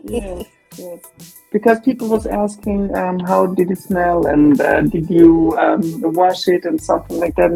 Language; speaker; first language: English; non-native, fluent; Swiss German